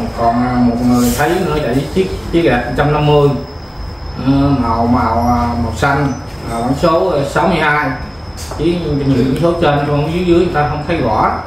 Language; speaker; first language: Vietnamese; non-native, local second language; Khmer